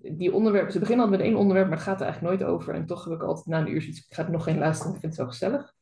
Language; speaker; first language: Dutch; native; Dutch